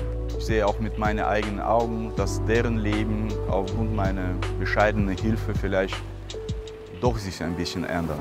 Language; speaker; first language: German; non-native, fluent; Russian